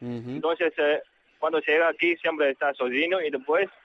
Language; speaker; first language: Portuguese; non-native, learner; Chinese